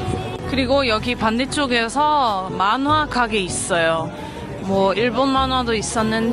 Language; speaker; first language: Korean; non-native, fluent; French